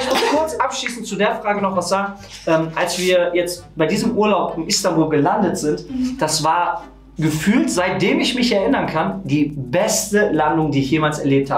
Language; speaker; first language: German; native; German